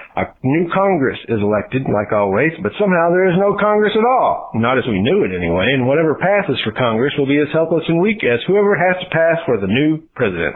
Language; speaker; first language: English; native; English